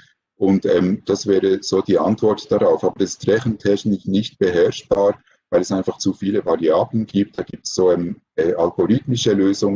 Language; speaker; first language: German; native; German